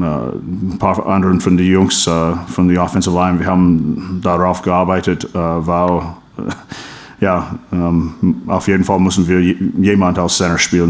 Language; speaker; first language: German; non-native, fluent; English